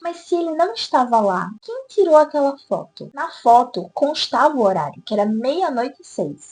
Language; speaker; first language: Portuguese; native; Portuguese